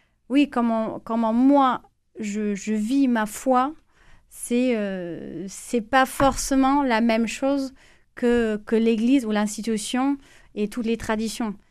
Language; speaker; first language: French; non-native, fluent; German